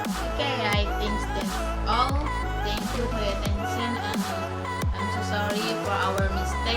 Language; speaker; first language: English; non-native, learner; Indonesian